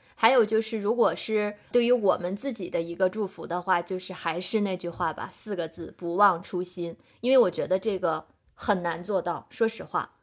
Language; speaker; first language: Chinese; native; Chinese